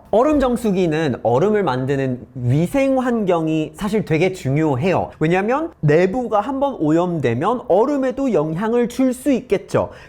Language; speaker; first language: Korean; non-native, fluent; English